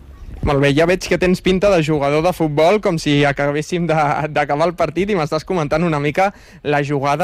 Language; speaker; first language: Catalan; native; Catalan